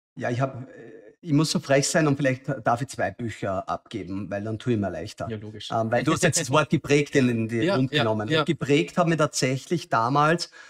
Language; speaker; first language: German; native; German